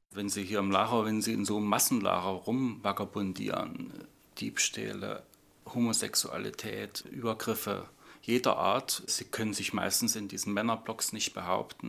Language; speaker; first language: German; native; German